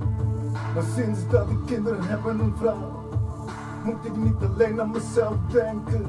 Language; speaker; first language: Dutch; non-native, fluent; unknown